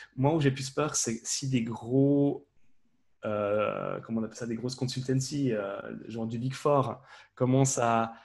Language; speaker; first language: French; native; French